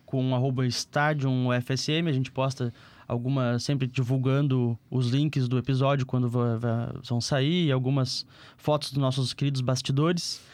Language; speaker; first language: Portuguese; native; Portuguese